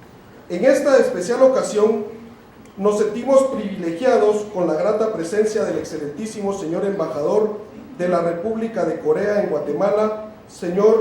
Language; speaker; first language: Spanish; native; Spanish